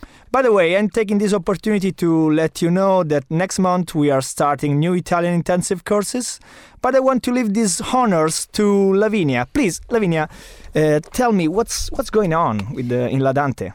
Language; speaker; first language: English; non-native, fluent; Italian